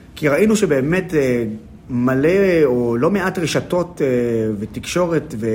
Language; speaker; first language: Hebrew; non-native, local second language; Arabic